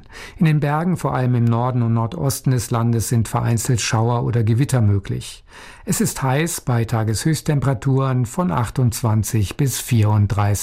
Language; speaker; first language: German; native; German